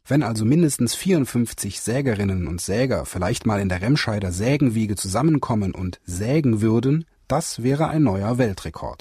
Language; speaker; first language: German; native; German